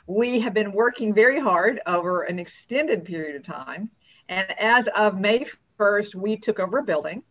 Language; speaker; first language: English; native; English